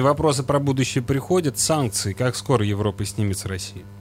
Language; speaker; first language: Russian; native; Russian